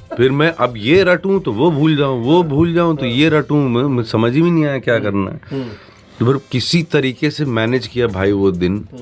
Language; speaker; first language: Hindi; native; Hindi